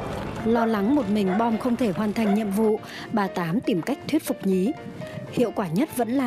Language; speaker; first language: Vietnamese; native; Vietnamese